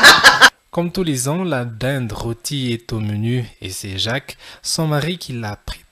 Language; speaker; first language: French; non-native, local second language; Malagasy